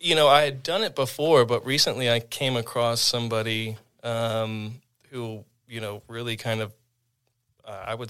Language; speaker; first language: English; native; English